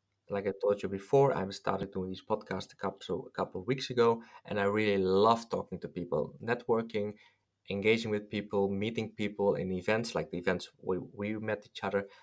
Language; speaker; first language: English; non-native, fluent; Dutch